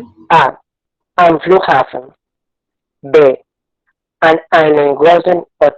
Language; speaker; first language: German; non-native, learner; Spanish